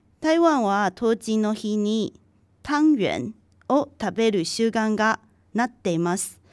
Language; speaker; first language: Japanese; non-native, fluent; Chinese